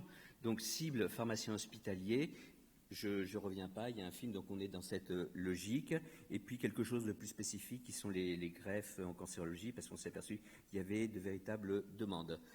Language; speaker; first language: French; native; French